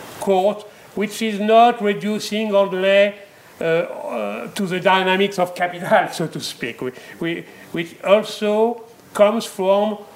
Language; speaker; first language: English; non-native, fluent; French